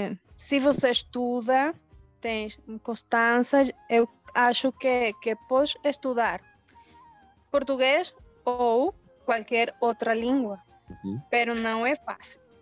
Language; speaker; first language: Portuguese; early bilingual, heritage; Spanish